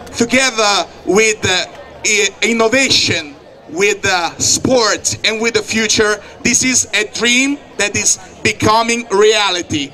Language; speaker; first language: English; non-native, fluent; Italian